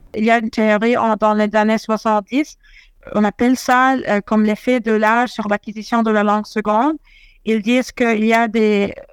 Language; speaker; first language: French; non-native, fluent; Arabic